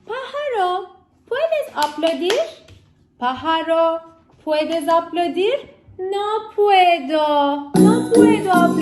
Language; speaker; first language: Spanish; non-native, learner; Turkish